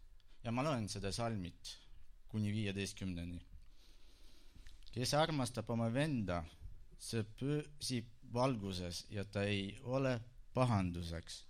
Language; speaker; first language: Estonian; non-native, local second language; Russian